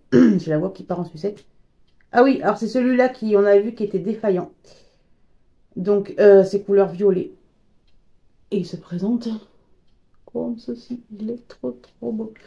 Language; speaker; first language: French; native; French